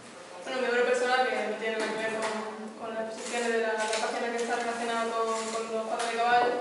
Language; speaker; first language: Spanish; native; Spanish